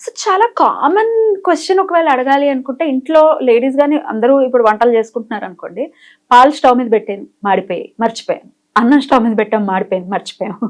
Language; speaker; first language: Telugu; native; Telugu